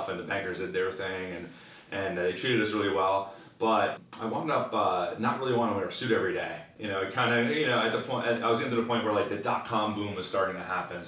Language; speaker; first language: English; native; English